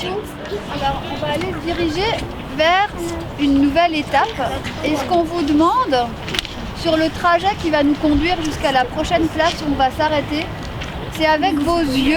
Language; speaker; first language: French; native; French